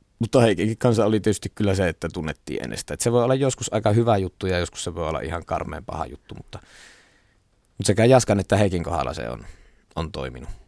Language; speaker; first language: Finnish; native; Finnish